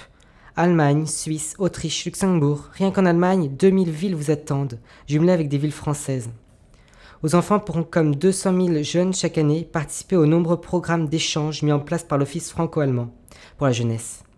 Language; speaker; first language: French; native; French